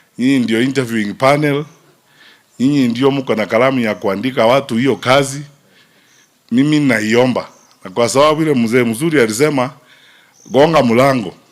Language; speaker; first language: Swahili; non-native, local second language; Gusii